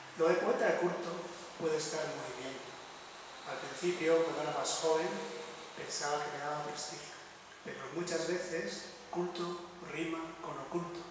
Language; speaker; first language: Spanish; non-native, local second language; Basque